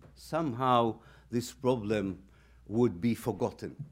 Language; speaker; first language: English; non-native, fluent; Hebrew